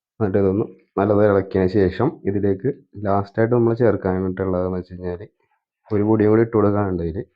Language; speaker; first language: Malayalam; native; Malayalam